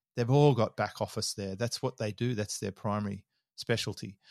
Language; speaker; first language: English; native; English